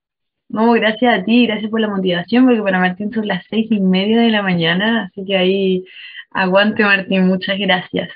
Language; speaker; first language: Spanish; native; Spanish